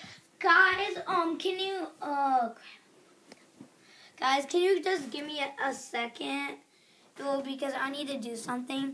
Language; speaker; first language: English; native; English